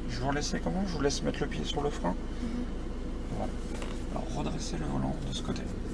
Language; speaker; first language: French; native; French